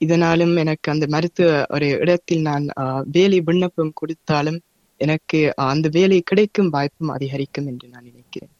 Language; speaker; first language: Tamil; early bilingual, heritage; Tamil